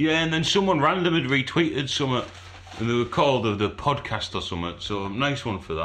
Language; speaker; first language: English; native; English